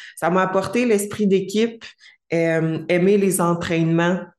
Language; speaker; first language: French; native; French